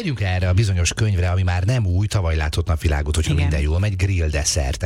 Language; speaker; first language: Hungarian; native; Hungarian